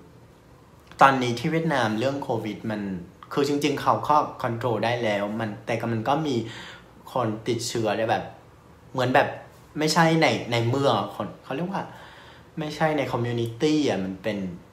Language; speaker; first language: Thai; non-native, fluent; Vietnamese